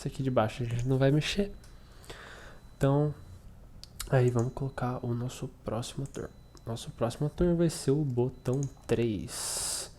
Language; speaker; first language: Portuguese; native; Portuguese